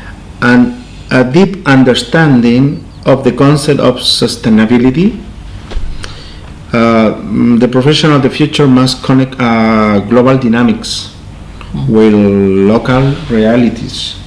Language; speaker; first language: English; non-native, learner; Spanish